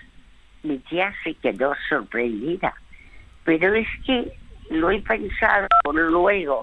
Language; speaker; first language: Spanish; early bilingual, other home language; French